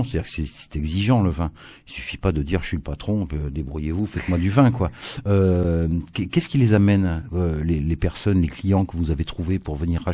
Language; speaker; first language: French; native; French